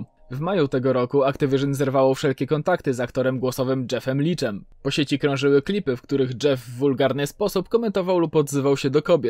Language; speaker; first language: Polish; native; Polish